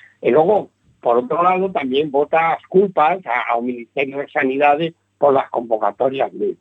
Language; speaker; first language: Galician; non-native, local second language; Spanish